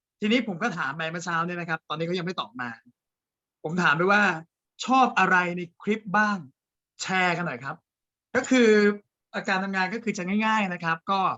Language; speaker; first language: Thai; native; Thai